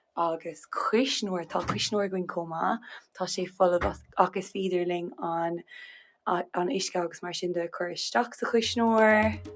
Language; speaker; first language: Irish; non-native, local second language; English